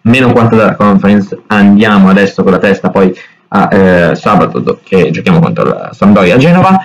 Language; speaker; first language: Italian; native; Italian